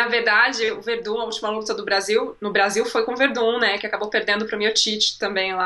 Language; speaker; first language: Portuguese; native; Portuguese